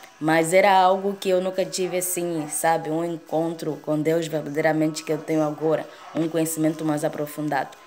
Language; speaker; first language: Portuguese; native; Portuguese